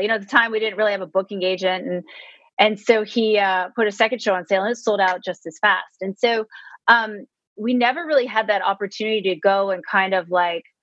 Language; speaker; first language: English; native; English